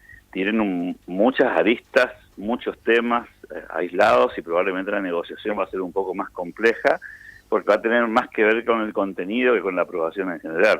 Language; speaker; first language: Spanish; native; Spanish